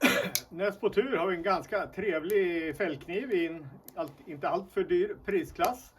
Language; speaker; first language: Swedish; native; Swedish